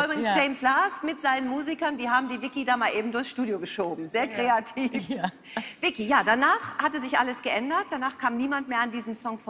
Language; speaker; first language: German; native; German